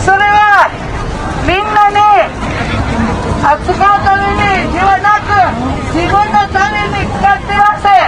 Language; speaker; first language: Japanese; non-native, fluent; Filipino